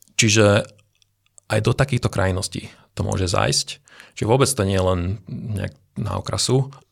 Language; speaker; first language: Slovak; non-native, local second language; Hungarian